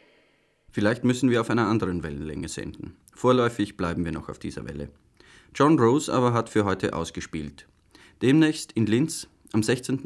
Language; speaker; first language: German; native; German